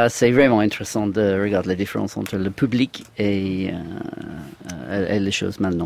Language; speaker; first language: French; non-native, fluent; English